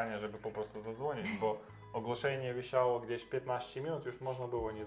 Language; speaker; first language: Polish; non-native, learner; Russian